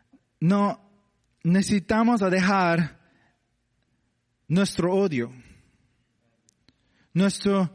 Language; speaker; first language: Spanish; non-native, learner; English